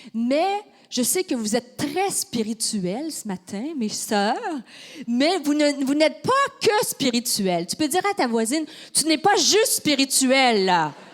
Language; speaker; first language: French; native; French